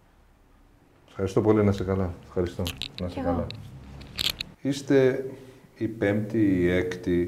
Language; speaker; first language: Greek; native; Greek